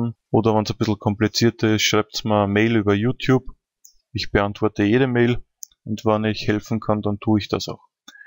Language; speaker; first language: German; native; German